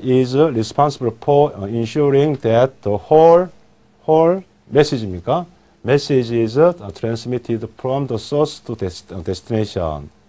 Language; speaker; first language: English; non-native, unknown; Korean